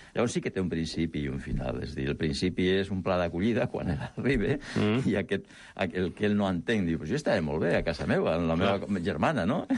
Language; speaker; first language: Catalan; non-native, local second language; Spanish